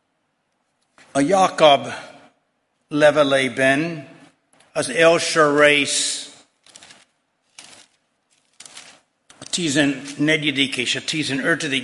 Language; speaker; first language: Hungarian; non-native, fluent; English